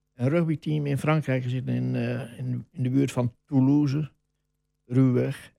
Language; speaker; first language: Dutch; native; Dutch